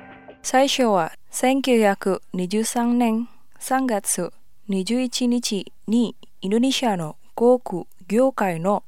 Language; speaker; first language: Japanese; non-native, fluent; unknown